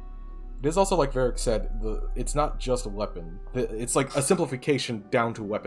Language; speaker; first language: English; native; English